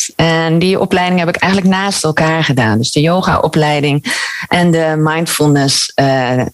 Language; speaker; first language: Dutch; native; Dutch